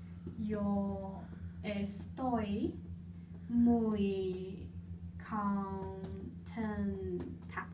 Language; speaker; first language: Spanish; non-native, learner; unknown